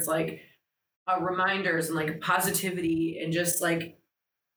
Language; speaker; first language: English; early bilingual, other home language; Greek